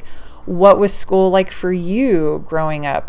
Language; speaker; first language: English; native; English